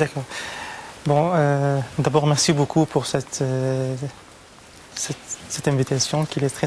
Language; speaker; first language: French; non-native, fluent; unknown